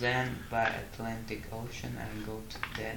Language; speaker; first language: English; non-native, learner; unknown